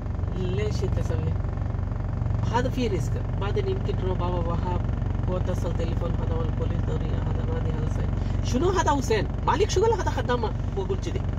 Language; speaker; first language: Arabic; non-native, learner; Hindi